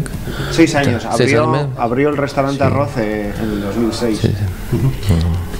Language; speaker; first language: Spanish; native; Spanish